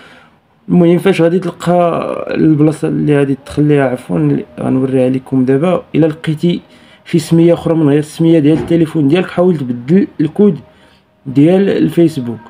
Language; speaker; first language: Arabic; native; Arabic